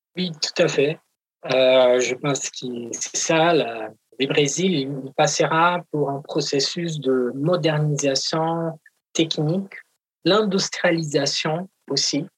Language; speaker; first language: French; non-native, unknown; Portuguese